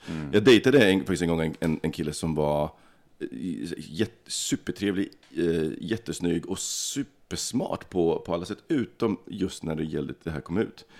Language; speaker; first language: Swedish; early bilingual, other home language; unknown